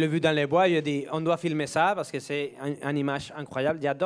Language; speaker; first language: French; non-native, fluent; Spanish